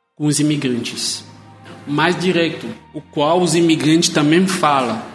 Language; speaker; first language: Portuguese; non-native, fluent; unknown